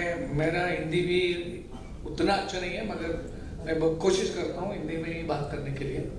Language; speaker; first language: Hindi; non-native, local second language; Kannada